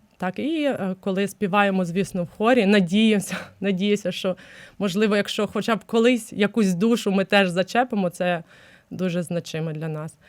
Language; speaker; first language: Ukrainian; native; Ukrainian